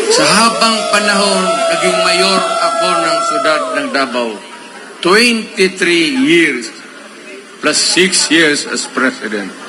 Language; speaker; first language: Filipino; non-native, local second language; Cebuano